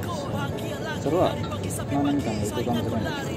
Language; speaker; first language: Japanese; non-native, fluent; Indonesian